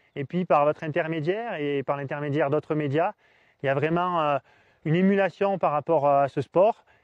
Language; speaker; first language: French; native; French